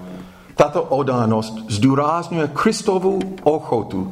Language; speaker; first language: Czech; non-native, fluent; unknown